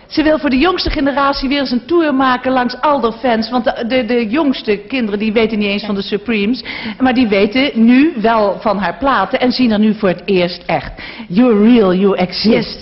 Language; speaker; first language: Dutch; native; Dutch